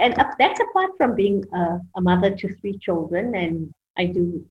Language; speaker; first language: English; native; English